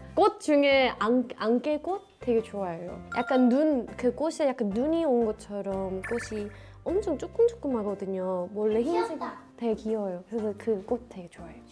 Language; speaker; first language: Korean; non-native, fluent; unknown